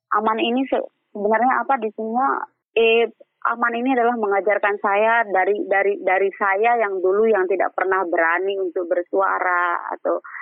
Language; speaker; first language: Indonesian; non-native, local second language; Sasak